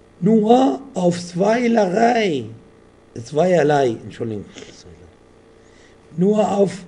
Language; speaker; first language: German; non-native, fluent; Arabic